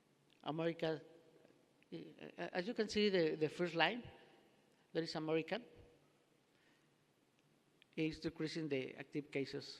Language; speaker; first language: English; non-native, learner; Spanish